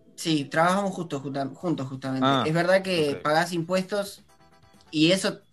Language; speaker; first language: Spanish; native; Spanish